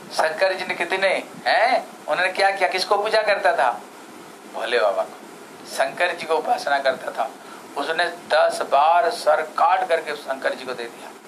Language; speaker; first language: Hindi; non-native, local second language; Odia